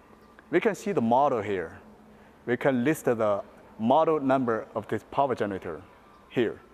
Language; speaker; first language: English; non-native, fluent; Chinese